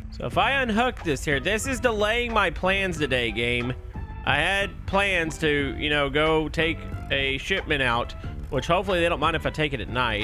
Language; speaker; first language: English; native; English